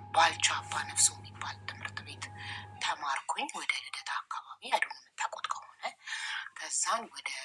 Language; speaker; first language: Amharic; native; Amharic